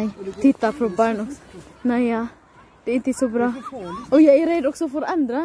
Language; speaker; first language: Swedish; non-native, learner; Cebuano